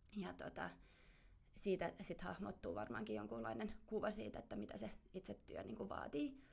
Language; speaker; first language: Finnish; non-native, fluent; German